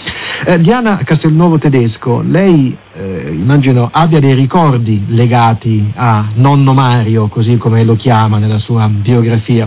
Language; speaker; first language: Italian; native; Italian